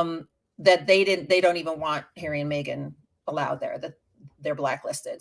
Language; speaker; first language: English; native; English